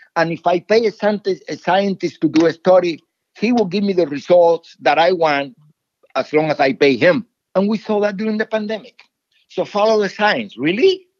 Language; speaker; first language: English; non-native, fluent; Spanish